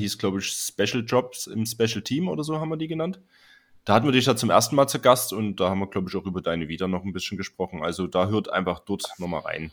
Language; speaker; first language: German; native; German